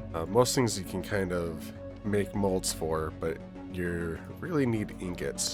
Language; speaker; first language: English; native; English